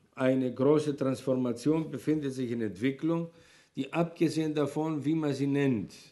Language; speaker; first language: German; non-native, fluent; Greek